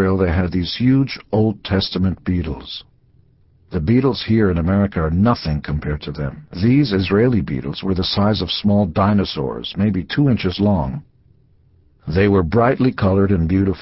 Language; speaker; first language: English; early bilingual, other home language; Hebrew